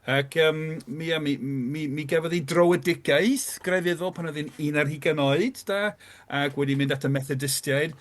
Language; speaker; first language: Welsh; non-native, fluent; English